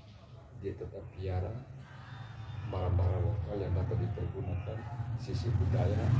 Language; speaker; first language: Indonesian; non-native, local second language; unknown